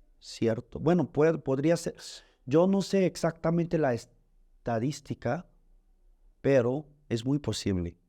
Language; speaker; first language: Spanish; early bilingual, other home language; Korean